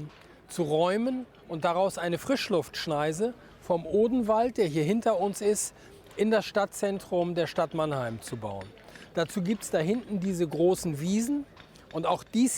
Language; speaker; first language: German; native; German